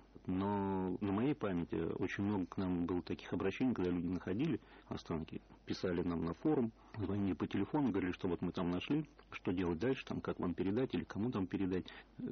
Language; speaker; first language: Russian; native; Russian